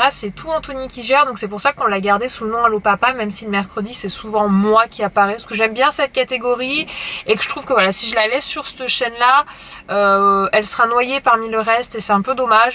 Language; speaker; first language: French; native; French